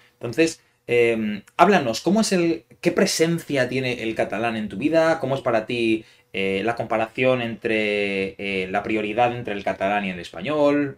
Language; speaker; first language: Spanish; native; Spanish